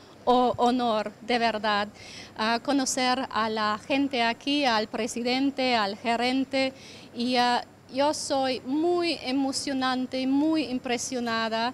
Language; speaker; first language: Spanish; non-native, fluent; English